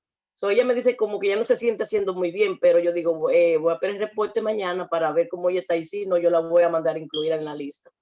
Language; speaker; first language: Spanish; native; Spanish